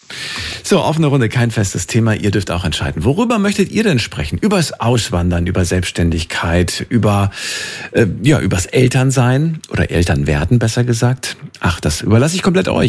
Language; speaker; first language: German; native; German